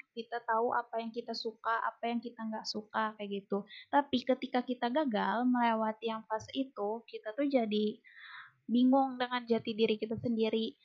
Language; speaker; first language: Indonesian; non-native, local second language; Banjar